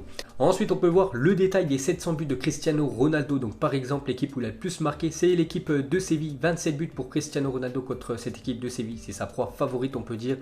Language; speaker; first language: French; native; French